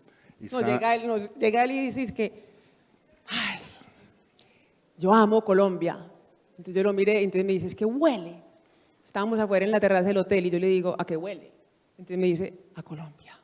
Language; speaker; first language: Spanish; native; Spanish